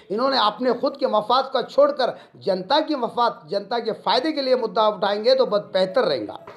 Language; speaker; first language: Hindi; non-native, local second language; Urdu